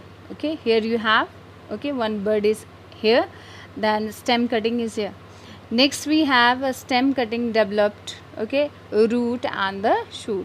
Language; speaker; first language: English; non-native, local second language; Hindi